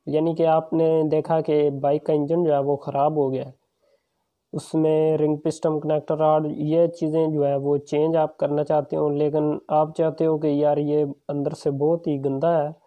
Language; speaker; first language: Urdu; non-native, local second language; Punjabi